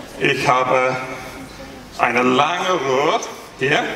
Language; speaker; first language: German; non-native, learner; English